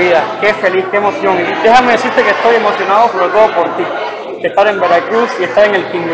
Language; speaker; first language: Spanish; native; Spanish